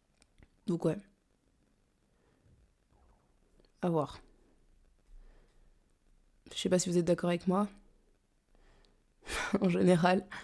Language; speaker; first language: French; native; French